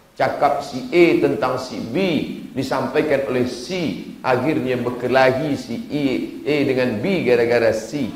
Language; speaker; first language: Malay; native; Malay